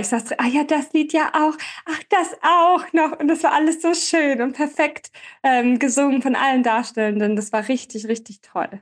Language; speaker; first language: German; native; German